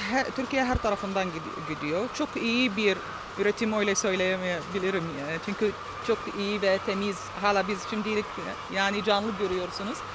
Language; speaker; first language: Turkish; non-native, fluent; Arabic